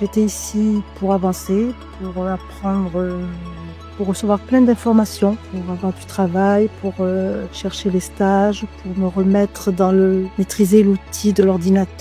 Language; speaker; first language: French; native; French